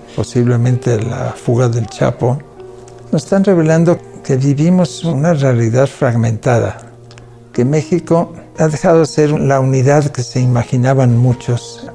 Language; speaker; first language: Spanish; non-native, local second language; Catalan